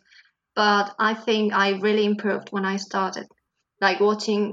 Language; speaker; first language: English; non-native, fluent; Catalan